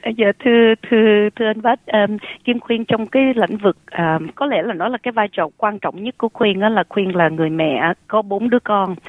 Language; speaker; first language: Vietnamese; early bilingual, heritage; Vietnamese